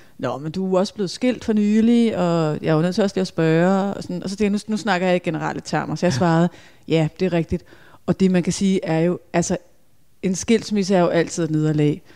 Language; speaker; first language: Danish; native; Danish